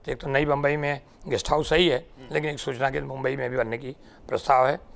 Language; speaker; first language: Hindi; non-native, local second language; Marathi